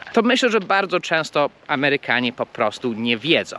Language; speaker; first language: Polish; early bilingual, heritage; Polish